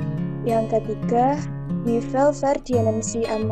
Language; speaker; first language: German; non-native, learner; Indonesian